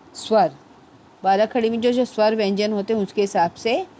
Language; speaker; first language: Hindi; non-native, local second language; Marathi